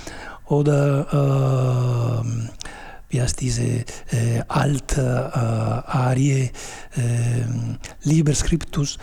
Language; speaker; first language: German; non-native, fluent; Italian